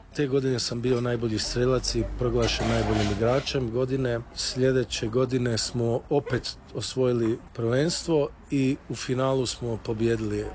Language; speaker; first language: Croatian; early bilingual, heritage; Croatian